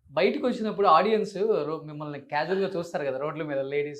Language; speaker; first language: Telugu; non-native, learner; Tamil